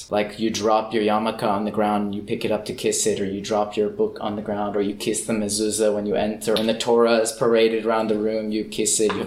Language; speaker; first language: English; native; English